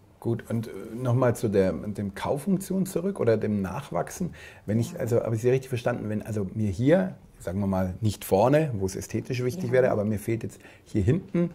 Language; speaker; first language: German; native; German